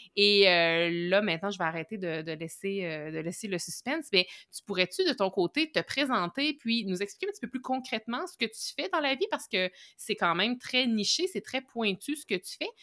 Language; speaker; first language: French; native; French